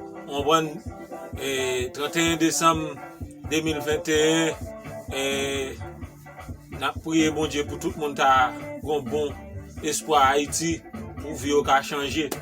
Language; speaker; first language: French; non-native, learner; Haitian Creole